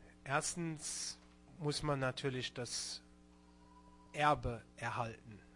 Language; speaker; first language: German; non-native, local second language; Luxembourgish